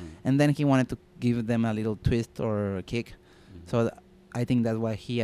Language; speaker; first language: English; non-native, fluent; Spanish